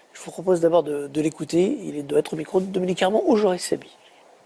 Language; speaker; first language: French; native; French